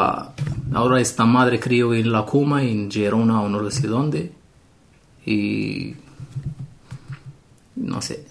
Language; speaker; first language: Spanish; non-native, learner; Arabic